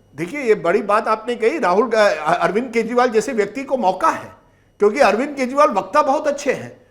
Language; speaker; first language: Hindi; non-native, local second language; Marathi